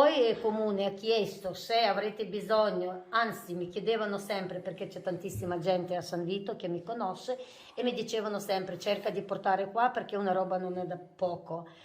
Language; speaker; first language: Italian; non-native, fluent; Ukrainian